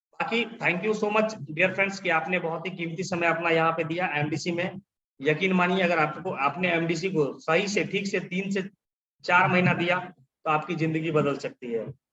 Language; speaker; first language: Hindi; native; Hindi